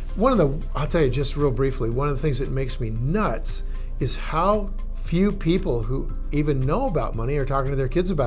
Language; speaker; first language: English; native; English